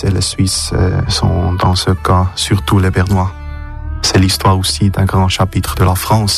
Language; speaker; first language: French; non-native, local second language; German